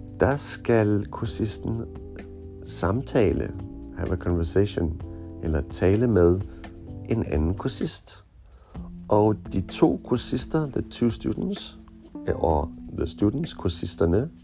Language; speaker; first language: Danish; non-native, fluent; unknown